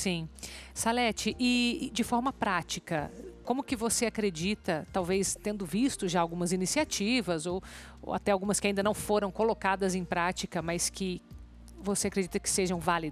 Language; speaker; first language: Portuguese; native; Portuguese